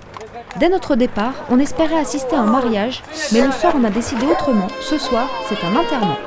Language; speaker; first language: French; native; French